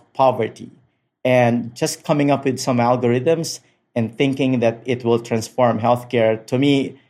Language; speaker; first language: English; non-native, local second language; Filipino